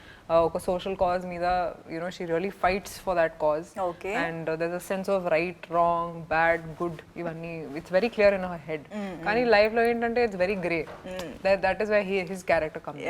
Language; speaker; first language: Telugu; non-native, fluent; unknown